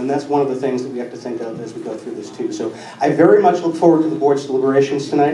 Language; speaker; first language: English; native; English